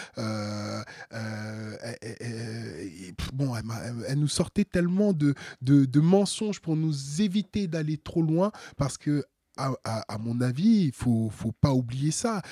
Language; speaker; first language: French; early bilingual, other home language; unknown